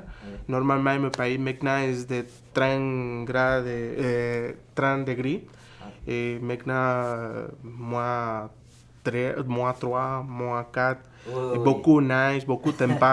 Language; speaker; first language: French; non-native, learner; Spanish